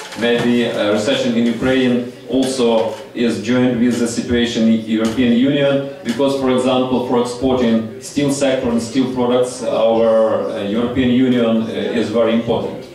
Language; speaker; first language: English; non-native, fluent; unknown